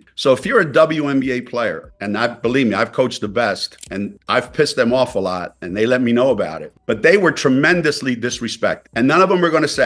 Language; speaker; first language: English; native; English